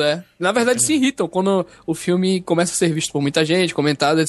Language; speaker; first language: Portuguese; native; Portuguese